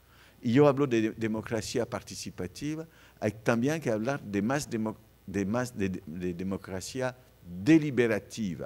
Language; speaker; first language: Spanish; non-native, fluent; French